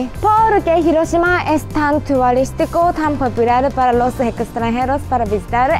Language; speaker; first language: Spanish; non-native, learner; Japanese